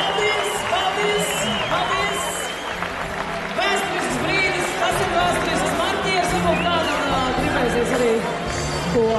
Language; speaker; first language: Latvian; native; Latvian